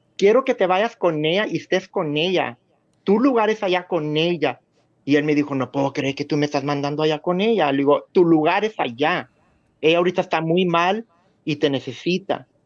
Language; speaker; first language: Spanish; early bilingual, heritage; Spanish